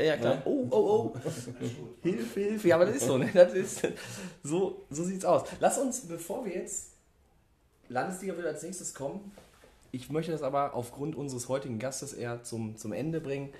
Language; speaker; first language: German; native; German